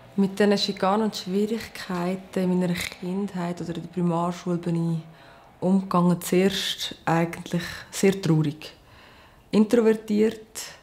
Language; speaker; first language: German; early bilingual, other home language; Portuguese